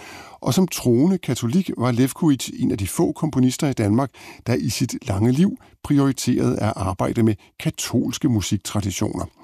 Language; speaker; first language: Danish; native; Danish